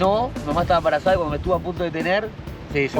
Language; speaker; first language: Spanish; native; Spanish